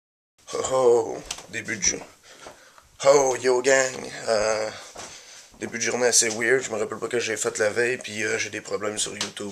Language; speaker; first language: French; native; French